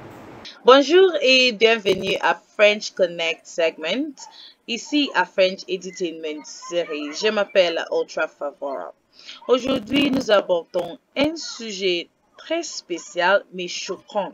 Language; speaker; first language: French; non-native, fluent; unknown